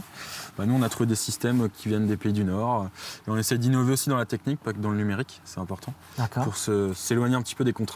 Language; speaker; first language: French; native; French